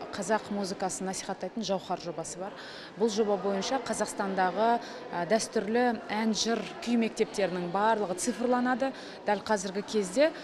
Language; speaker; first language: Kazakh; native; Kazakh